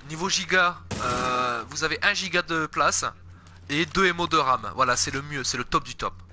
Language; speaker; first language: French; native; French